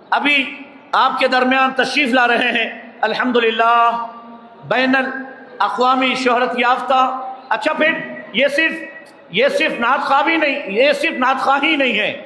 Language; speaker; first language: Urdu; non-native, fluent; Bangla